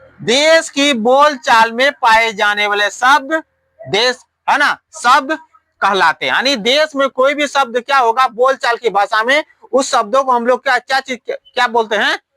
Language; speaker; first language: Hindi; native; Hindi